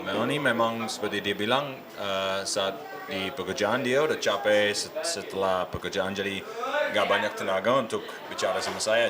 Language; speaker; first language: Indonesian; non-native, learner; English